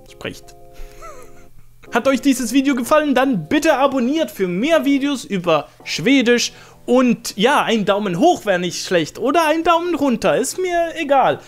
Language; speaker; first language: German; non-native, fluent; Swedish